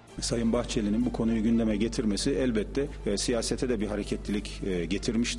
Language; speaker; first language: Turkish; native; Turkish